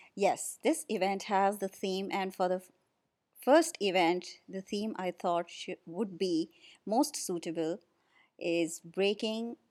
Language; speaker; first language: English; non-native, local second language; Hindi